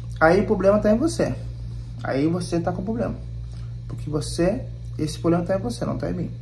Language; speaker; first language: Portuguese; non-native, local second language; Kabuverdianu